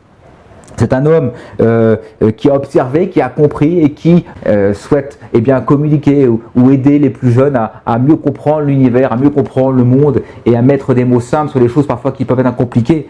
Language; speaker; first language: French; native; French